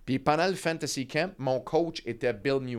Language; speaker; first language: French; native; French